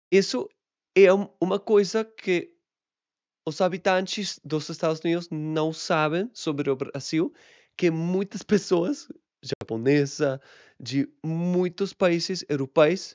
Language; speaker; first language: Portuguese; non-native, learner; English